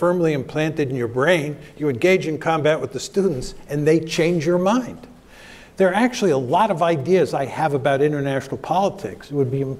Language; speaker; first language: English; native; English